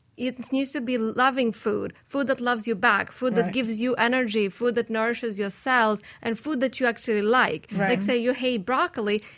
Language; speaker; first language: English; non-native, fluent; Russian